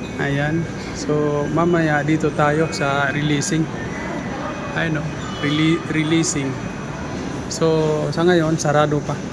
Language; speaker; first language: Filipino; non-native, local second language; Cebuano